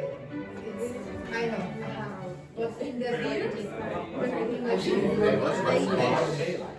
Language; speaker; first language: English; non-native, learner; Spanish